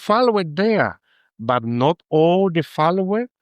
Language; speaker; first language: English; non-native, fluent; Spanish